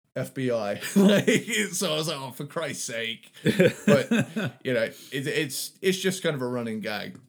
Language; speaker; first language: English; native; English